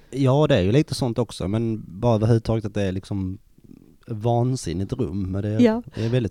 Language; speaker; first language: Swedish; native; Swedish